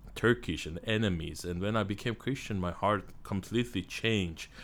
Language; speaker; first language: English; non-native, learner; Armenian